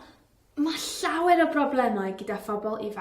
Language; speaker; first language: Welsh; non-native, learner; English